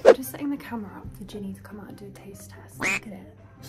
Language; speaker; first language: English; native; English